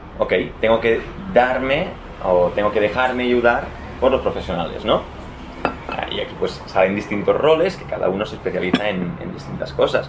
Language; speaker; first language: Spanish; non-native, local second language; Catalan